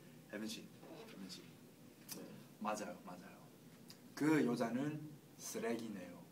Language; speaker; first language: Korean; non-native, learner; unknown